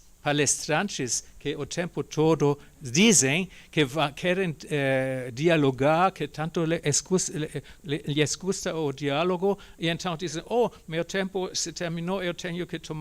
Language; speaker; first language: Portuguese; non-native, fluent; German